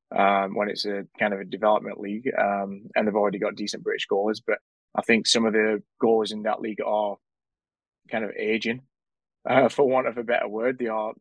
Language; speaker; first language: English; native; English